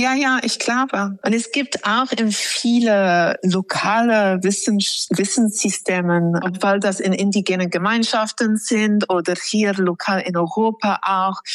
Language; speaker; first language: German; non-native, fluent; English